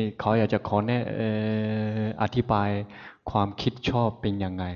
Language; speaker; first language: Thai; non-native, fluent; Chinese